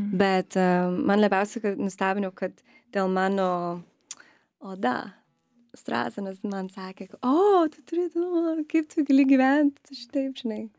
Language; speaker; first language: Lithuanian; early bilingual, other home language; English